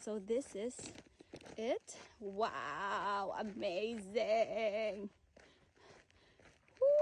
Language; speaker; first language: English; non-native, local second language; Filipino